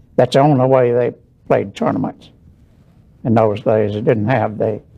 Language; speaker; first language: English; native; English